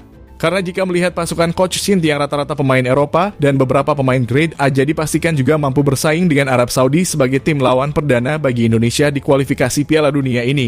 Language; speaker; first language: Indonesian; native; Indonesian